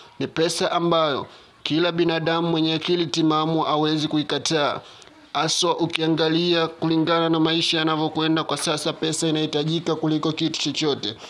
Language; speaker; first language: Swahili; native; Swahili